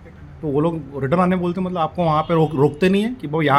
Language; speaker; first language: Hindi; native; Hindi